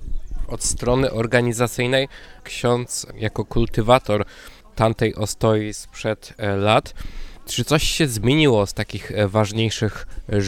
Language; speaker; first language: Polish; native; Polish